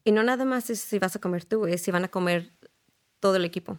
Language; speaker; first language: Spanish; early bilingual, heritage; Spanish